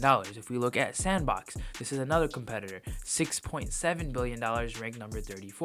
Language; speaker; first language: English; native; English